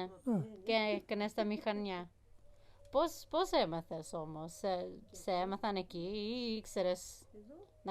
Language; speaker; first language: Greek; early bilingual, heritage; English